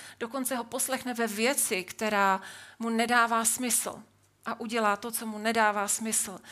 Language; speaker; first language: Czech; native; Czech